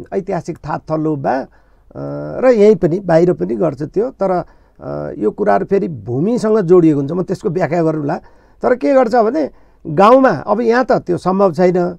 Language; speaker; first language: Nepali; non-native, local second language; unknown